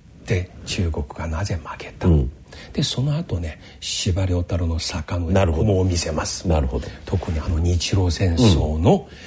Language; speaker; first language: Japanese; non-native, fluent; Chinese